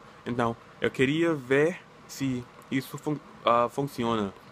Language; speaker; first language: Portuguese; non-native, learner; English